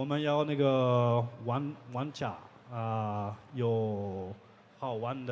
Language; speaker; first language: Chinese; non-native, learner; French